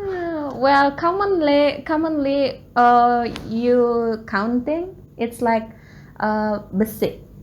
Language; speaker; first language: English; non-native, learner; Balinese